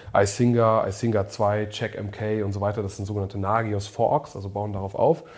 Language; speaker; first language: German; early bilingual, other home language; English